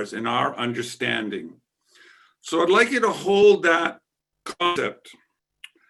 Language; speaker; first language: English; native; English